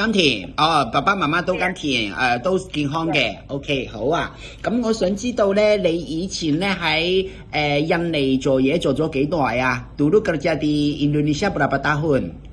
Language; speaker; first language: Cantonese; native; Cantonese